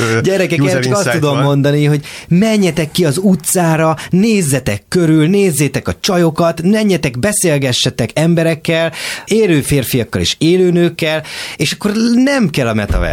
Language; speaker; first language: Hungarian; native; Hungarian